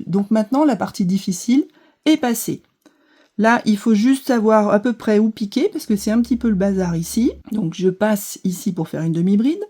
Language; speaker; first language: French; native; French